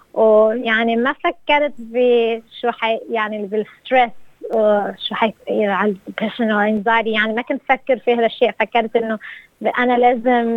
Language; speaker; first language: Arabic; early bilingual, heritage; Arabic